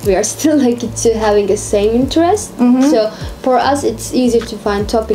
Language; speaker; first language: English; non-native, fluent; Turkish